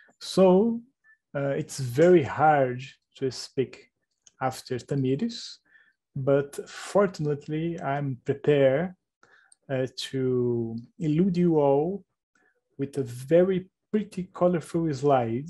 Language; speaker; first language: English; non-native, fluent; Portuguese